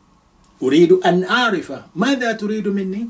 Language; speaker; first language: Arabic; non-native, fluent; Yoruba